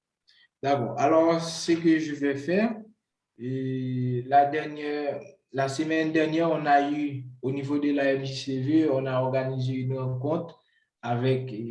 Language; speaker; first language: French; non-native, local second language; Haitian Creole